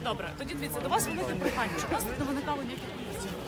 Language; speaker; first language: Ukrainian; native; Ukrainian